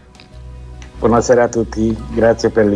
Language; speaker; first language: Italian; non-native, fluent; Romanian